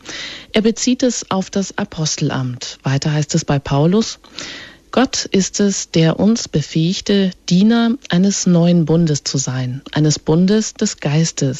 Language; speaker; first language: German; native; German